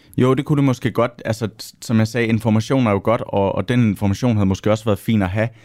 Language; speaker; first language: Danish; native; Danish